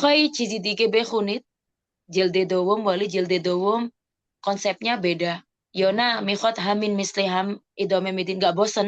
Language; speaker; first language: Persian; non-native, fluent; Indonesian